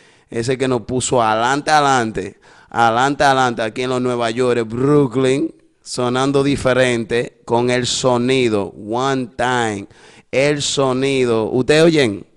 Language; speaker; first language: Spanish; early bilingual, other home language; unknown